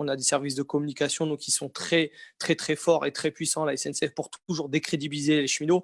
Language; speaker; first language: French; native; French